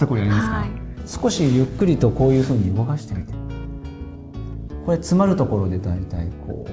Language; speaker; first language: Japanese; native; Japanese